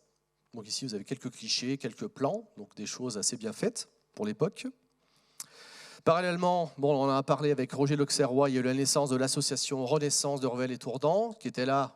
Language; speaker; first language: French; native; French